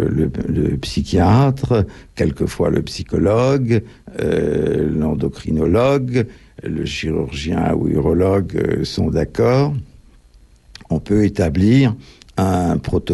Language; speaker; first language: French; native; French